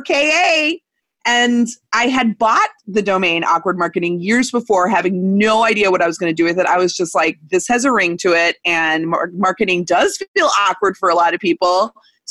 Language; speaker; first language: English; native; English